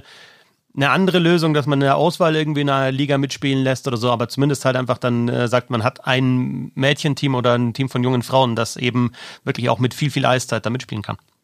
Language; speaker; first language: German; native; German